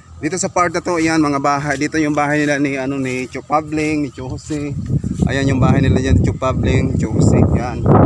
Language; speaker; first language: Filipino; non-native, local second language; Masbatenyo